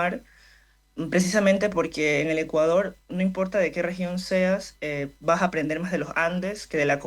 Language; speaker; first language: Spanish; native; Spanish